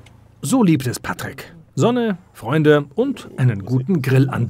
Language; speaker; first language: German; native; German